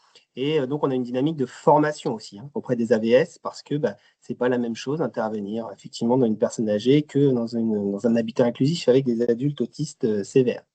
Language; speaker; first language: French; native; French